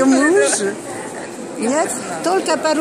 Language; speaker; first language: Russian; non-native, learner; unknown